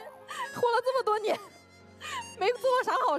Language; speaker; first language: Chinese; native; Chinese